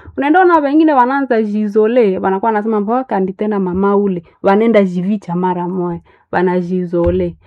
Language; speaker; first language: Swahili; non-native, local second language; Nande